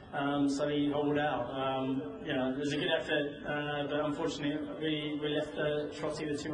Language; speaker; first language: English; native; English